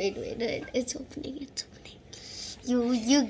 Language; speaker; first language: English; non-native, local second language; Hindi